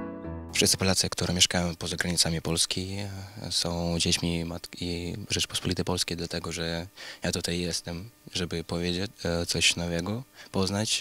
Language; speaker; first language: Polish; early bilingual, heritage; Polish